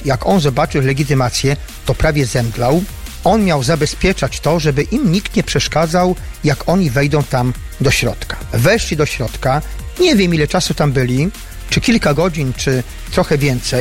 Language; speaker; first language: Polish; native; Polish